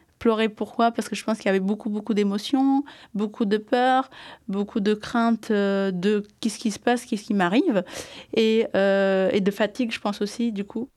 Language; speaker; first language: French; early bilingual, other home language; Amharic